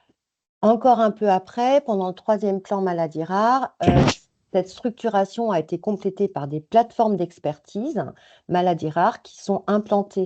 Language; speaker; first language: French; native; French